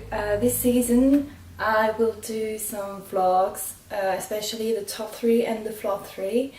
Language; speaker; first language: English; non-native, fluent; French